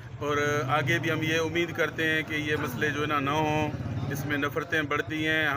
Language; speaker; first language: Urdu; non-native, local second language; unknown